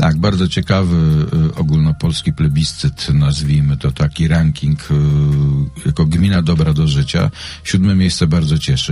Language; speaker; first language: Polish; native; Polish